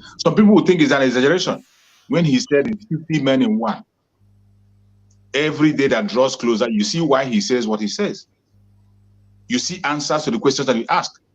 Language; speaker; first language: English; non-native, local second language; Igbo